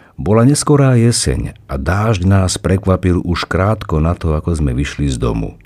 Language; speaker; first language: Slovak; native; Slovak